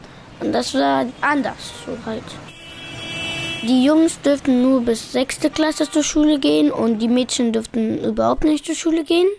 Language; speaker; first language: German; early bilingual, other home language; Pashto